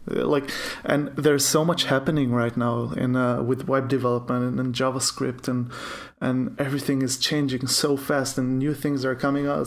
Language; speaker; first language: English; non-native, fluent; Hebrew